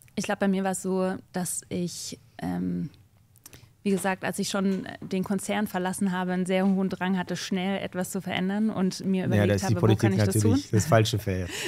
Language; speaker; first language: German; native; German